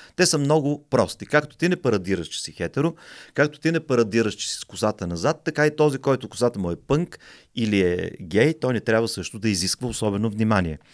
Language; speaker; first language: Bulgarian; native; Bulgarian